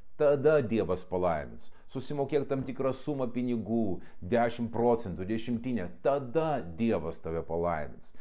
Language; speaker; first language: Lithuanian; non-native, local second language; Russian